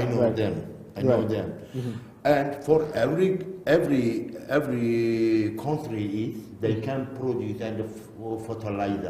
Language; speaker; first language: English; non-native, learner; Turkish